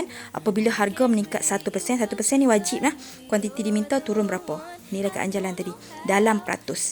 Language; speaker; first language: Malay; native; Malay